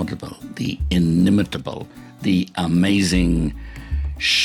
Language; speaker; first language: English; native; English